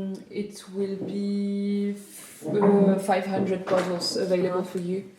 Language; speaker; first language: English; non-native, fluent; French